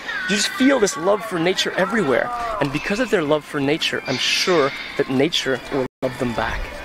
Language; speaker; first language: English; native; English